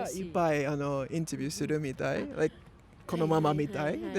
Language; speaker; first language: Japanese; non-native, learner; English